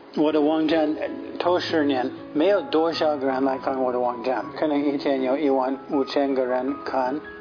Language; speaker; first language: Chinese; non-native, fluent; English